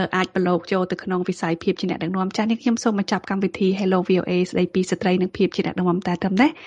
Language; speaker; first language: Khmer; native; Khmer